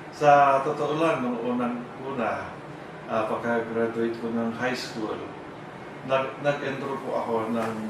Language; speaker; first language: Filipino; non-native, local second language; Pangasinan